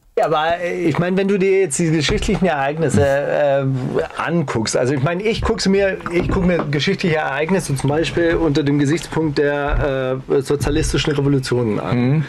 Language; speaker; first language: German; native; German